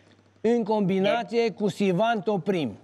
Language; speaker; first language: Romanian; native; Romanian